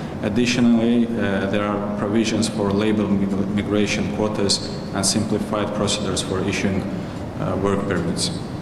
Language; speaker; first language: English; non-native, fluent; Azerbaijani